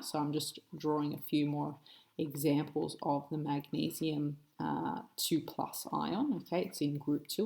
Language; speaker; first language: English; native; English